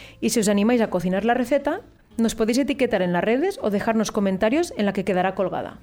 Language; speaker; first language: Spanish; non-native, local second language; Catalan